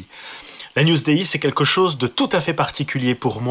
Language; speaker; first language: French; native; French